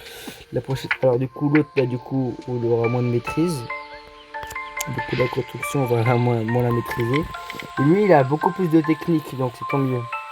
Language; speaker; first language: French; native; French